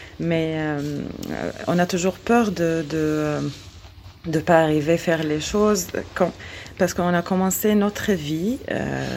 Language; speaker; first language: French; non-native, learner; Arabic